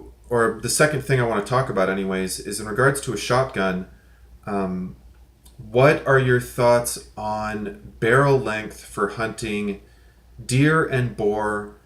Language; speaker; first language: English; native; English